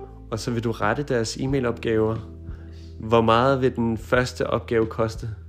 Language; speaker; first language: Danish; native; Danish